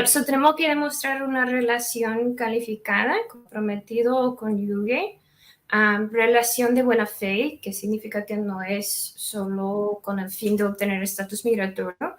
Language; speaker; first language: Spanish; non-native, fluent; English